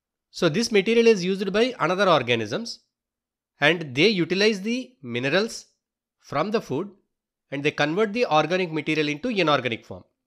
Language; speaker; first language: English; non-native, local second language; Telugu